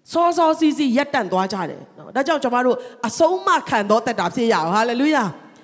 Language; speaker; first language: Burmese; non-native, local second language; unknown